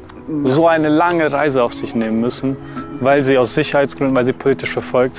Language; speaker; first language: German; early bilingual, other home language; Serbian